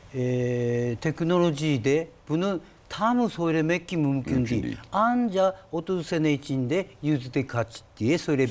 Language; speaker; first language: Turkish; non-native, learner; Japanese